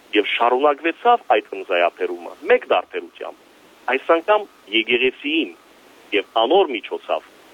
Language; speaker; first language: Armenian; early bilingual, heritage; Armenian